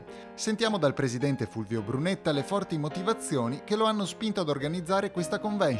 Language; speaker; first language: Italian; native; Italian